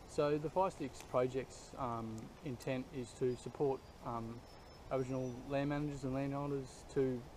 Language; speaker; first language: English; native; English